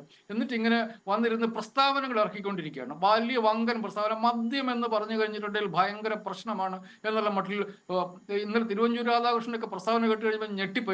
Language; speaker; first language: Malayalam; native; Malayalam